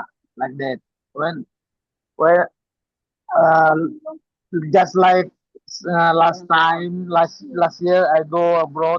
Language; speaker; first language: English; non-native, learner; Indonesian